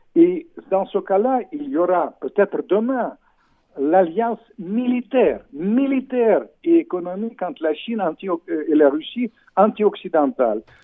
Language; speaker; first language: French; non-native, fluent; Russian